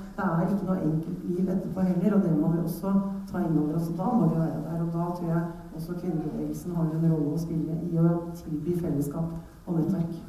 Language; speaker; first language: Norwegian; native; Norwegian